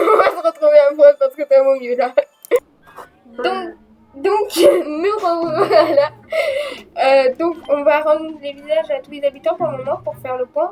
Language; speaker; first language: French; native; French